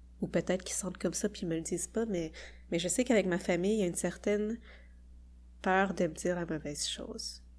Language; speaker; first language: French; early bilingual, other home language; Khmer